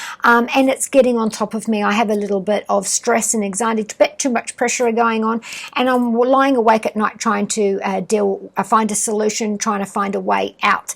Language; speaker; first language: English; native; English